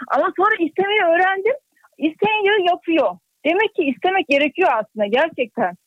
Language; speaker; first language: Turkish; native; Turkish